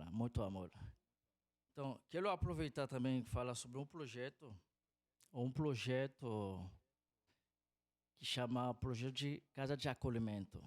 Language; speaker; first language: Portuguese; non-native, fluent; Haitian Creole